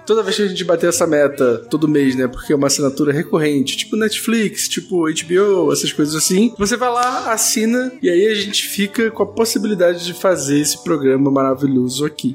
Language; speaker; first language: Portuguese; native; Portuguese